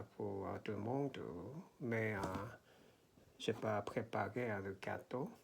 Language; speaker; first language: French; non-native, learner; Korean